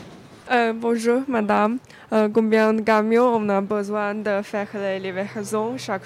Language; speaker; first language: French; non-native, learner; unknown